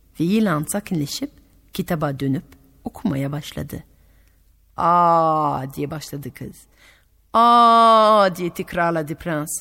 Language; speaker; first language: Turkish; non-native, fluent; French